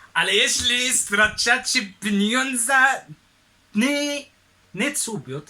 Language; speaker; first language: Polish; non-native, learner; Arabic